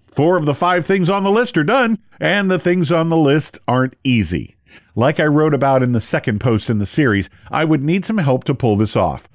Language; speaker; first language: English; native; English